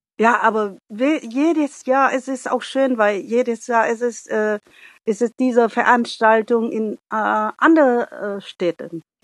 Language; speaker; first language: German; non-native, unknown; Vietnamese